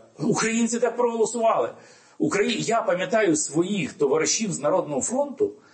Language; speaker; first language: Ukrainian; native; Ukrainian